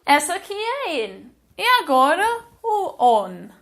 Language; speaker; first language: Portuguese; non-native, fluent; English